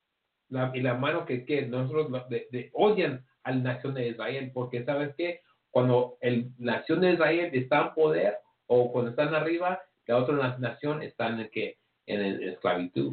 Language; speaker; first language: Spanish; early bilingual, heritage; English